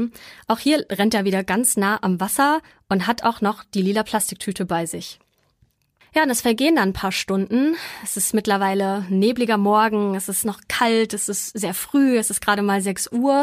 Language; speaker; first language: German; native; German